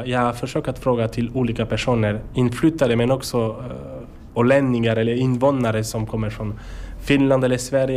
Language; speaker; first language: Swedish; non-native, learner; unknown